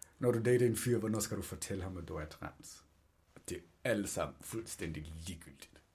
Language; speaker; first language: Danish; early bilingual, other home language; Somali